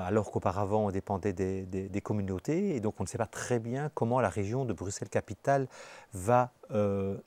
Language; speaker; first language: French; native; French